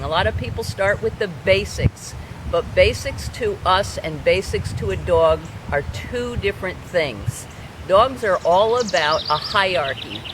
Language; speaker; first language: English; native; English